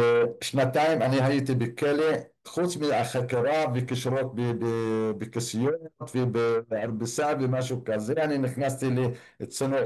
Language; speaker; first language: Hebrew; non-native, local second language; Arabic